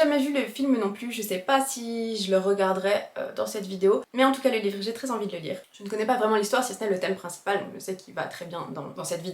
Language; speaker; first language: French; native; French